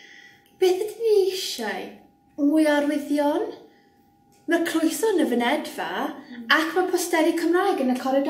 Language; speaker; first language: Welsh; non-native, local second language; English